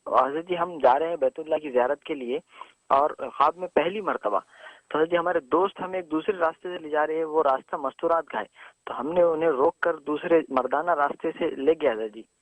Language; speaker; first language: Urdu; native; Urdu